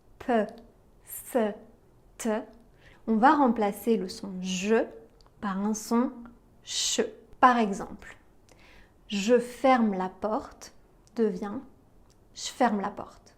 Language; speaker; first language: French; native; French